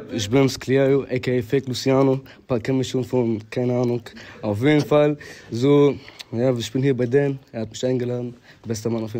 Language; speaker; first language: German; native; German